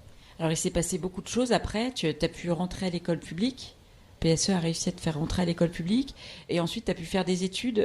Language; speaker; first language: French; native; French